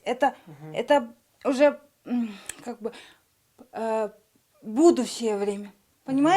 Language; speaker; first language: Russian; non-native, local second language; Kyrgyz